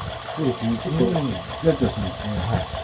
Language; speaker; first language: Japanese; native; Japanese